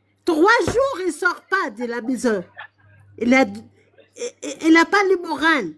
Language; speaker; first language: French; non-native, local second language; Arabic